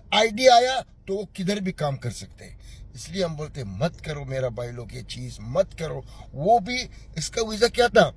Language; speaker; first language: Hindi; non-native, learner; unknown